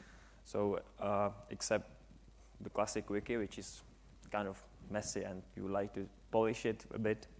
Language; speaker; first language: English; non-native, fluent; Czech